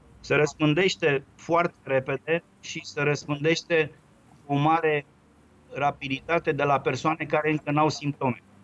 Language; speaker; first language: Romanian; native; Romanian